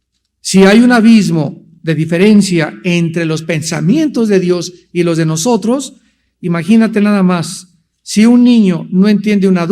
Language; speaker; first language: Spanish; native; Spanish